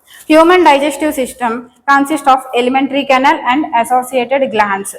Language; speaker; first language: English; non-native, local second language; Telugu